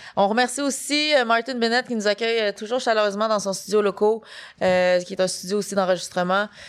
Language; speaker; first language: French; native; French